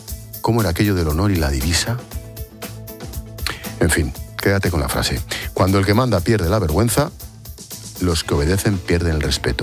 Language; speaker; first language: Spanish; native; Spanish